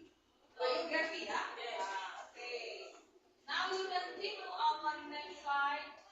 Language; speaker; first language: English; non-native, learner; Indonesian